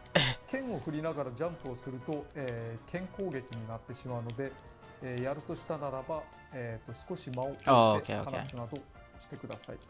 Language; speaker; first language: Japanese; native; Japanese